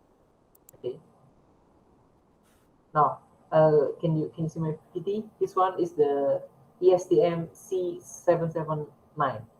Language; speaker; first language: English; non-native, learner; Indonesian